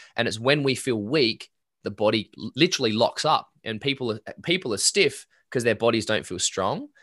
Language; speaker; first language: English; native; English